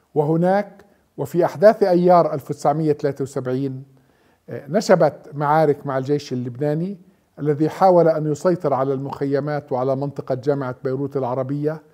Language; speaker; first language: Arabic; native; Arabic